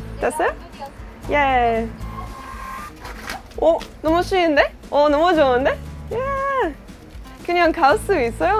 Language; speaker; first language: Korean; non-native, learner; English